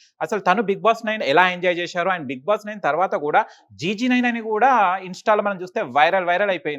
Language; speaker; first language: Telugu; native; Telugu